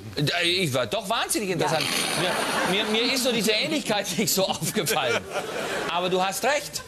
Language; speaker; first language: German; native; German